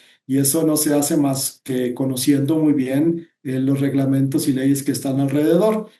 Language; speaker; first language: Spanish; native; Spanish